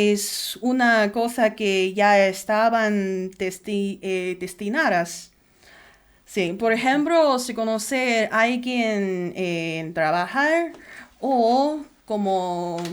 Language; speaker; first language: Spanish; non-native, learner; Chinese